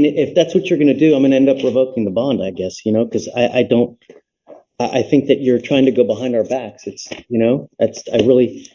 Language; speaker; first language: English; native; English